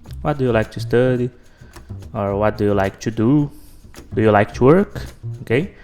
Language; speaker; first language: English; non-native, fluent; Portuguese